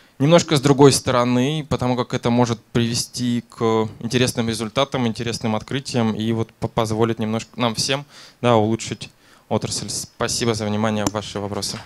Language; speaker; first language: Russian; native; Russian